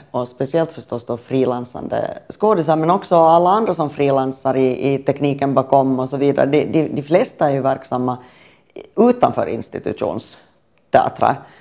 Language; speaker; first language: Swedish; native; Swedish